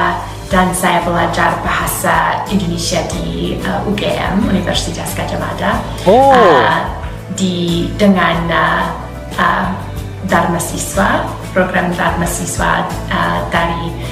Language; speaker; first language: Indonesian; non-native, learner; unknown